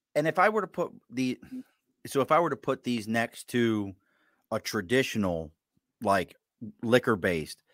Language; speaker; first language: English; native; English